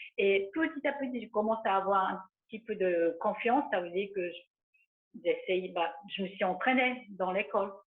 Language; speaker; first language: French; non-native, fluent; Japanese